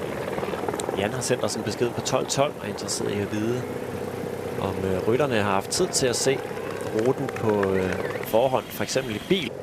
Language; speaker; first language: Danish; native; Danish